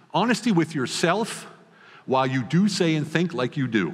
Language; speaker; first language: English; native; English